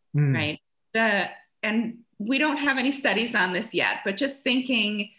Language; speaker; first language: English; early bilingual, other home language; German